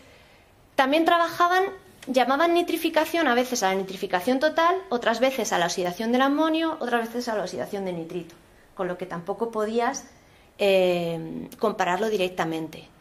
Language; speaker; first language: Spanish; native; Spanish